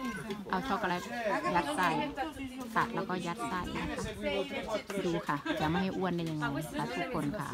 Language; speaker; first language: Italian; non-native, learner; Thai